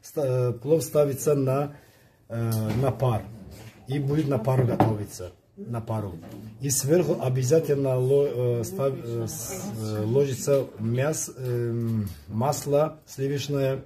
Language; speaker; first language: Russian; non-native, learner; Azerbaijani